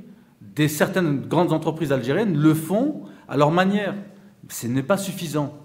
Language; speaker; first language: French; native; French